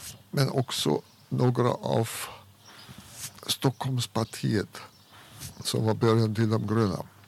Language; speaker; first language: Swedish; non-native, fluent; German